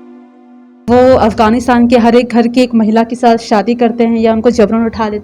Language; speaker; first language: Hindi; native; Hindi